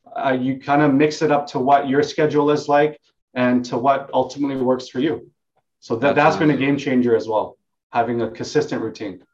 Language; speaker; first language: English; non-native, local second language; Vietnamese